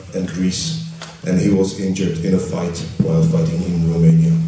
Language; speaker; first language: English; non-native, fluent; Czech